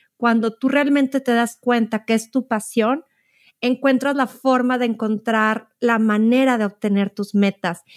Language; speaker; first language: Spanish; native; Spanish